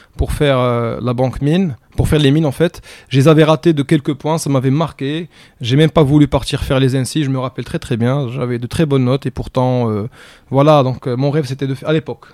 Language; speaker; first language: French; non-native, local second language; Arabic